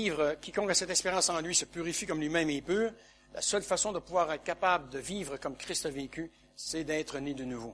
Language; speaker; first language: French; native; French